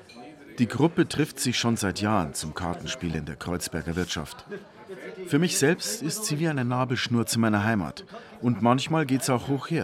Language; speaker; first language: German; native; German